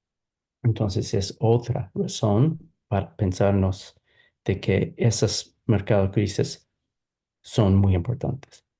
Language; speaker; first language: Spanish; non-native, fluent; English